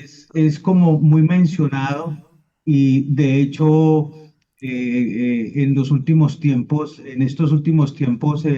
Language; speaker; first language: Spanish; native; Spanish